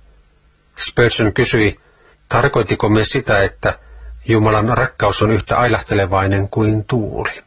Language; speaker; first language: Finnish; native; Finnish